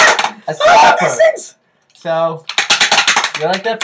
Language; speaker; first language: English; native; English